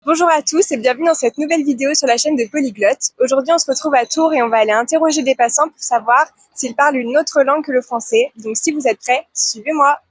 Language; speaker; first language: French; native; French